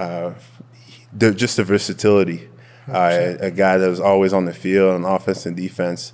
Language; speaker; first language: English; non-native, fluent; French